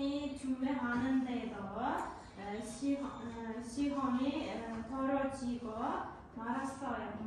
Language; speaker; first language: Korean; non-native, learner; Uzbek